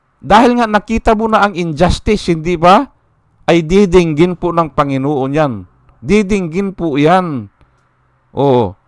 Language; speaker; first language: Filipino; non-native, local second language; Iloko